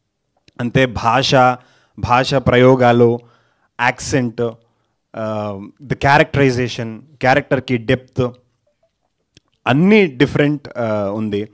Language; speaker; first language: Telugu; non-native, learner; Kannada